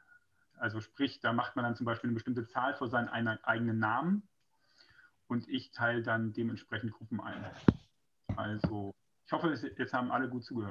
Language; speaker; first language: German; native; German